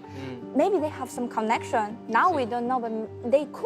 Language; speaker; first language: English; non-native, learner; Chinese